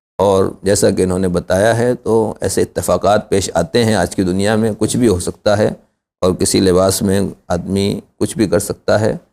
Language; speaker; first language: Urdu; native; Urdu